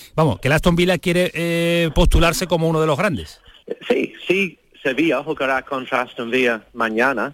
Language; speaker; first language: Spanish; non-native, fluent; English